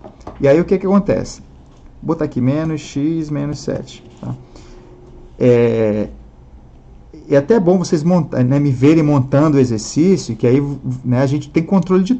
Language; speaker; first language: Portuguese; native; Portuguese